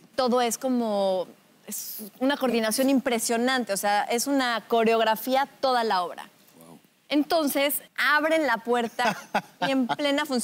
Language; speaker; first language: Spanish; native; Spanish